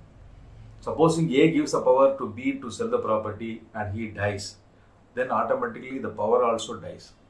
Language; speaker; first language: English; non-native, local second language; Tamil